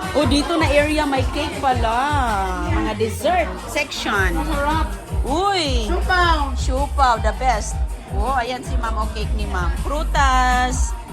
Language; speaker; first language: Filipino; non-native, local second language; Cebuano